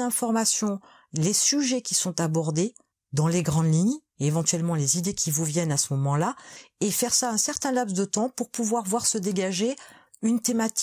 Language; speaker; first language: French; native; French